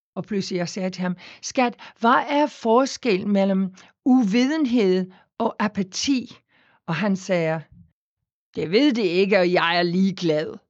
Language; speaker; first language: Danish; non-native, fluent; English